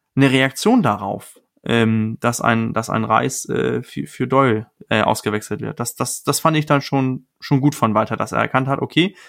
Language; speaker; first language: German; non-native, fluent; Danish